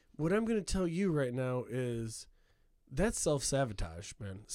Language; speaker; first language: English; native; English